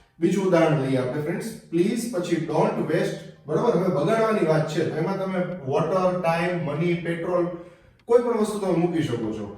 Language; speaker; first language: Gujarati; native; Gujarati